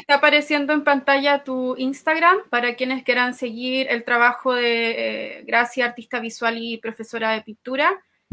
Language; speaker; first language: Spanish; native; Spanish